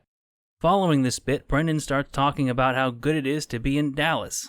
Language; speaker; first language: English; native; English